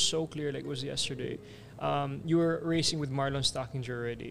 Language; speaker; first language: English; non-native, local second language; Cebuano